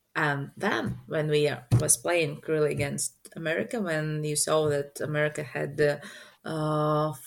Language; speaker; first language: English; non-native, learner; Latvian